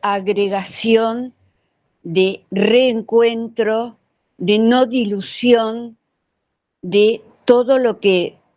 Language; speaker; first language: Spanish; non-native, fluent; English